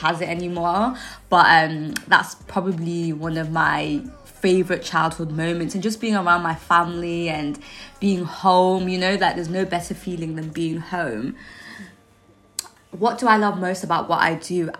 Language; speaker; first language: English; native; English